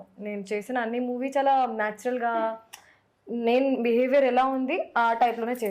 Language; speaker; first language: Telugu; non-native, fluent; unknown